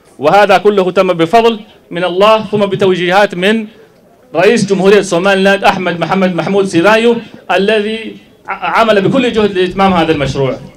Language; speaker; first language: Arabic; non-native, local second language; Somali